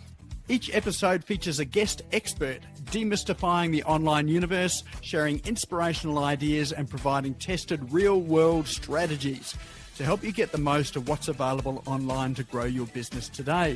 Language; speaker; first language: English; native; English